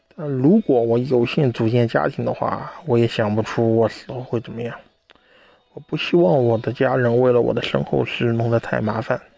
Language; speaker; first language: Chinese; native; Chinese